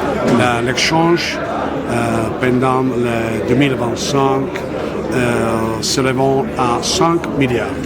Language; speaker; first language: French; non-native, fluent; Italian